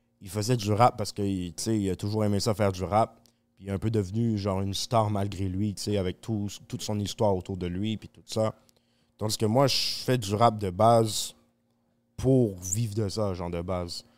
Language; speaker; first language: French; native; French